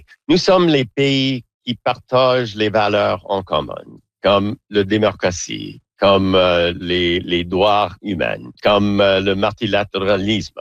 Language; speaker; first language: French; non-native, learner; English